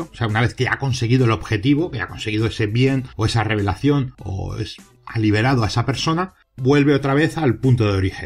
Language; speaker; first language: Spanish; native; Spanish